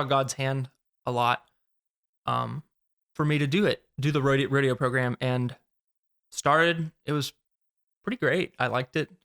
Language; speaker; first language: English; native; English